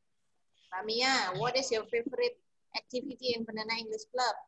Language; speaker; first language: English; non-native, fluent; Indonesian